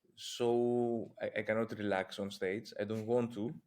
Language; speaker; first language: English; non-native, fluent; Greek